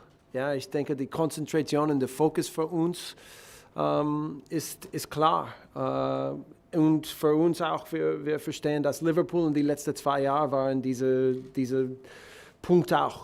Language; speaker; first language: German; non-native, learner; English